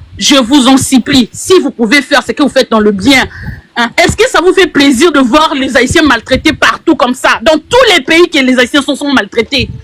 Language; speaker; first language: French; non-native, local second language; Lingala